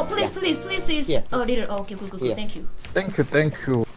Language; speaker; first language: English; non-native, learner; Korean